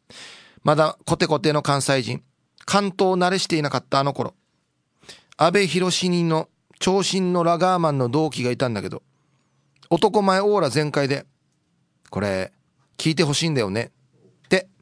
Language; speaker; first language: Japanese; native; Japanese